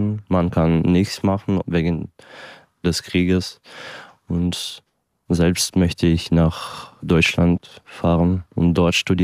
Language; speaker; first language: German; non-native, learner; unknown